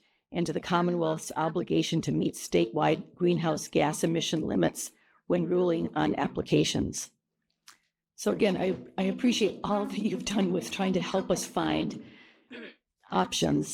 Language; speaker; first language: English; native; English